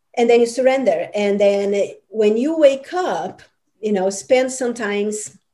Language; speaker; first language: English; non-native, fluent; Portuguese